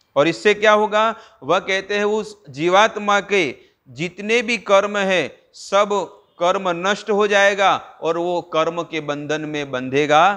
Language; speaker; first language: Hindi; non-native, local second language; Gujarati